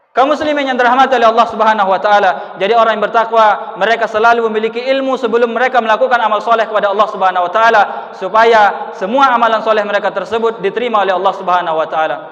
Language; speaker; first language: Malay; native; Malay